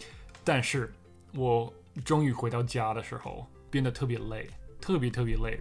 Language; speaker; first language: Chinese; non-native, fluent; English